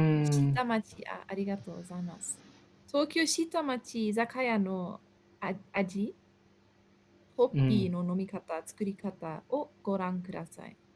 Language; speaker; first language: Japanese; non-native, learner; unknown